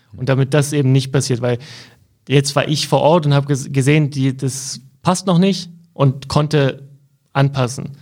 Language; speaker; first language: German; native; German